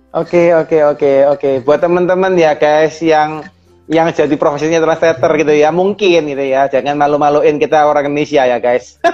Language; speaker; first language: Indonesian; native; Indonesian